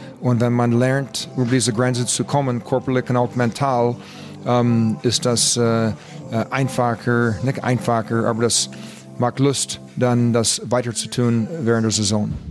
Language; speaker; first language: German; non-native, fluent; English